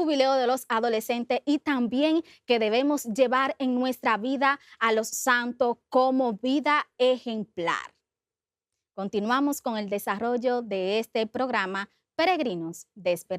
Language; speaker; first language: Spanish; native; Spanish